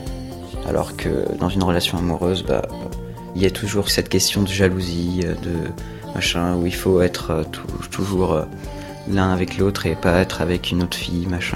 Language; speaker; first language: French; native; French